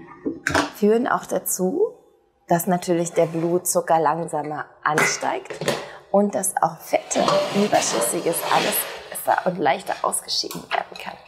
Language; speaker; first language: German; native; German